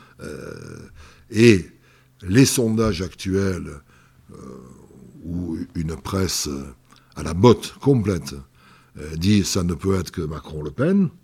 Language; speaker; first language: French; native; French